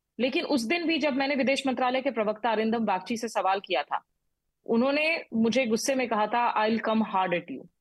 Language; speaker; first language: Hindi; native; Hindi